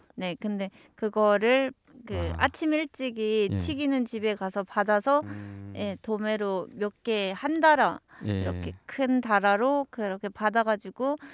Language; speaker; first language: Korean; native; Korean